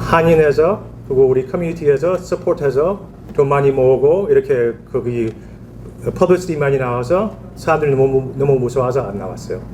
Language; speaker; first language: Korean; early bilingual, heritage; Korean